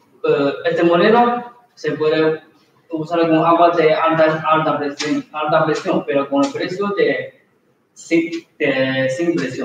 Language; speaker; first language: Spanish; non-native, learner; Chinese